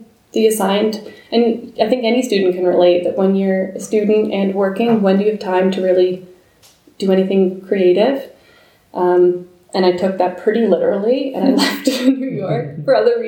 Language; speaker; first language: English; native; English